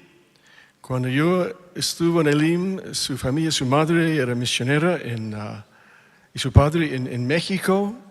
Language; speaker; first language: Spanish; non-native, fluent; English